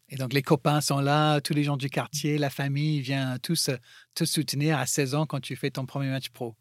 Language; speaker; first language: French; non-native, fluent; English